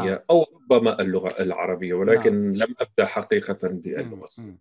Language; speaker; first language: Arabic; non-native, fluent; German